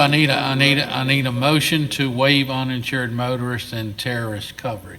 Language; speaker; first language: English; native; English